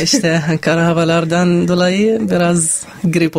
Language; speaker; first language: Turkish; non-native, learner; Arabic